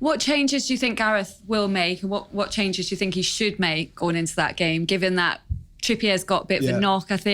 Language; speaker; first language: English; native; English